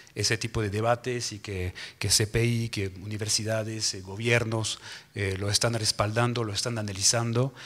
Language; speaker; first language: Spanish; non-native, fluent; French